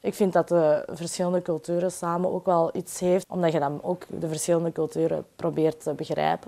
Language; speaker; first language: Dutch; early bilingual, other home language; Cantonese